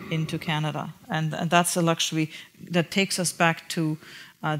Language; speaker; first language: English; non-native, fluent; German